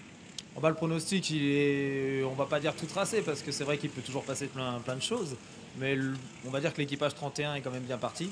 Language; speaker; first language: French; native; French